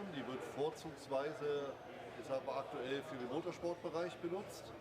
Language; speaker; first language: German; native; German